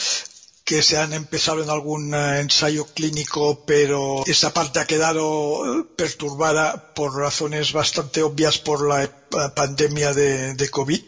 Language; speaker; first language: Spanish; native; Spanish